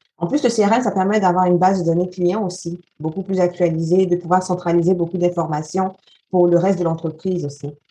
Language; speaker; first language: French; native; French